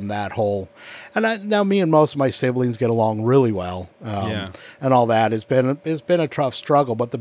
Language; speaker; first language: English; native; English